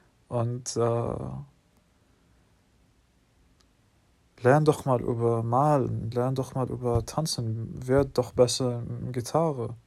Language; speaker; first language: German; non-native, learner; English